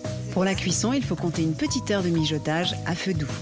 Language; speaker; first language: French; native; French